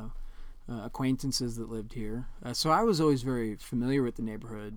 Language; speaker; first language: English; native; English